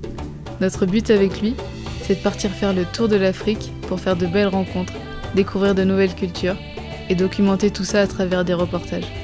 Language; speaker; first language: French; native; French